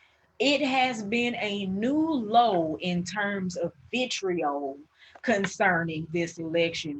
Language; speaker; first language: English; native; English